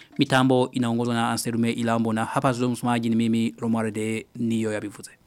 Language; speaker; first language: Swahili; non-native, local second language; Rundi